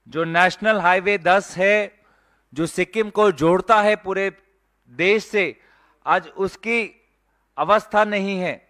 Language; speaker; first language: Hindi; non-native, local second language; Assamese